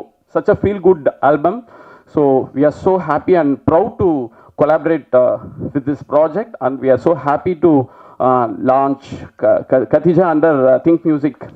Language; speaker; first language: Tamil; native; Tamil